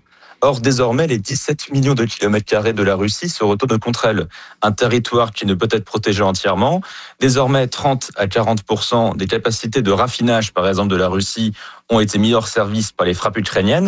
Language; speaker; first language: French; native; French